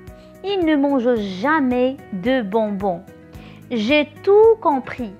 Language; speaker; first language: French; non-native, local second language; Arabic